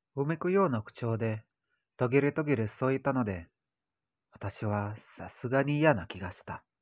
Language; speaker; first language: Japanese; non-native, learner; Indonesian